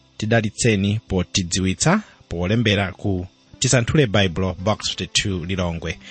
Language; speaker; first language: Nyanja; native; Nyanja